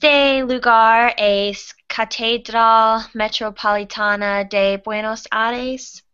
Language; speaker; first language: Spanish; non-native, learner; English